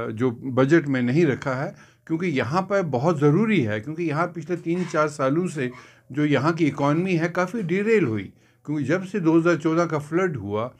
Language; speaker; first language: Hindi; non-native, local second language; Kashmiri